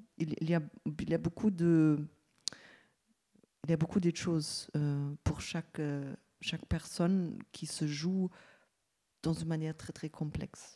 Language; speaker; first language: French; non-native, fluent; German